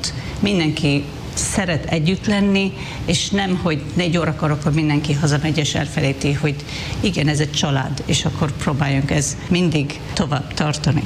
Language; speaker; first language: Hungarian; non-native, fluent; Hebrew